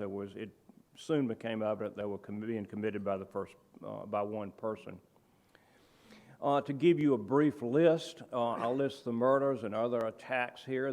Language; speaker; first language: English; native; English